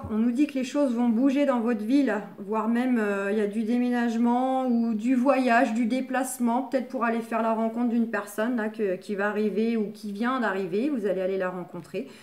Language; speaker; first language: French; native; French